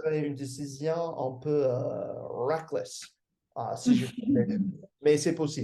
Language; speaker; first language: French; non-native, fluent; English